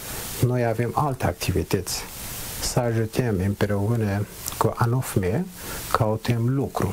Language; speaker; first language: Romanian; non-native, learner; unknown